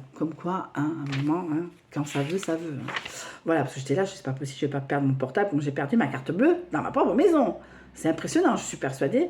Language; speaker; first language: French; native; French